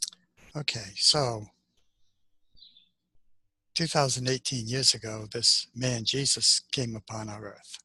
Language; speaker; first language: English; native; English